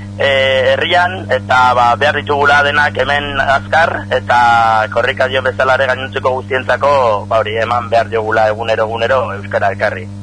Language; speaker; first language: Basque; native; Basque